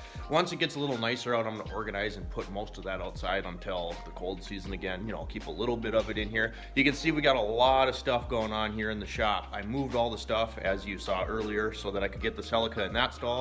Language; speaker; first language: English; native; English